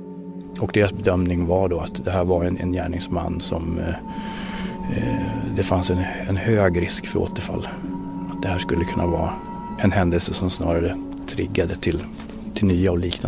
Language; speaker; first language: Swedish; native; Swedish